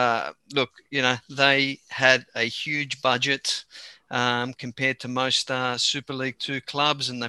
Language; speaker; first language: English; native; English